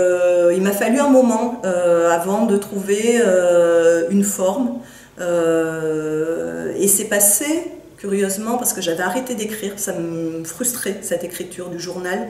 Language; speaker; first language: French; native; French